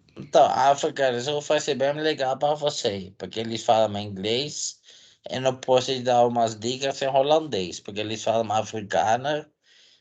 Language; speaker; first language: Portuguese; non-native, fluent; Dutch